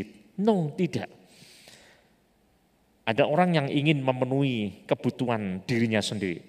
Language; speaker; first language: Indonesian; native; Indonesian